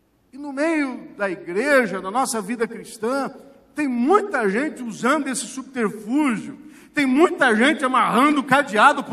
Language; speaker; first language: Portuguese; native; Portuguese